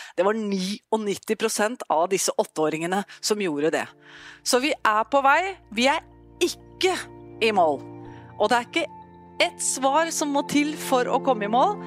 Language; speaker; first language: Norwegian; native; Norwegian